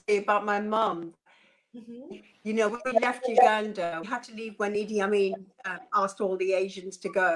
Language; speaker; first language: English; non-native, local second language; Punjabi